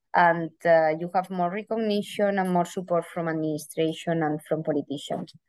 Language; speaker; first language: English; non-native, fluent; Spanish